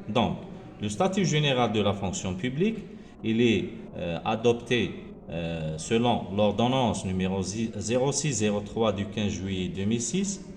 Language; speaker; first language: French; non-native, local second language; Arabic